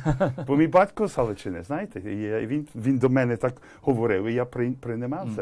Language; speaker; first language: Ukrainian; early bilingual, heritage; English